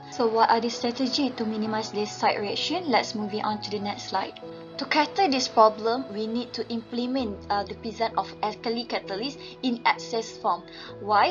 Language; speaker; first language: English; non-native, local second language; Malay